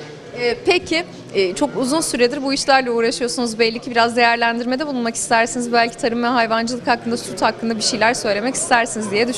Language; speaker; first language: Turkish; native; Turkish